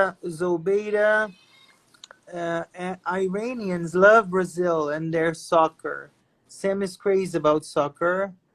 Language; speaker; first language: English; non-native, fluent; Portuguese